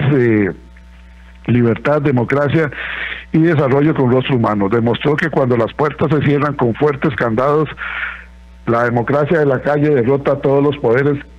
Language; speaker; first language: Spanish; native; Spanish